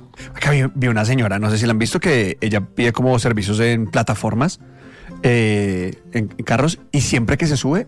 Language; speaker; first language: Spanish; native; Spanish